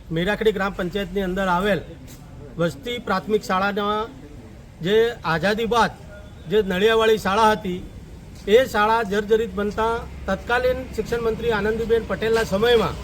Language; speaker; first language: Gujarati; native; Gujarati